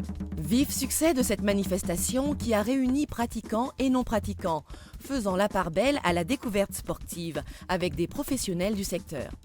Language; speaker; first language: French; native; French